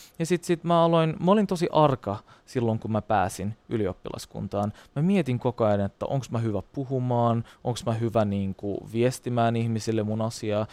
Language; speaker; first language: Finnish; non-native, fluent; Turkish